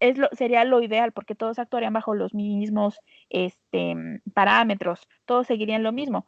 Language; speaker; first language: Spanish; native; Spanish